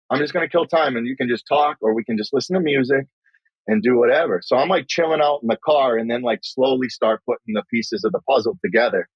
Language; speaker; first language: English; native; English